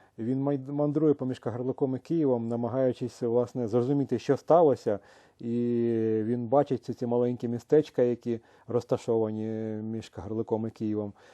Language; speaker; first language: Ukrainian; native; Ukrainian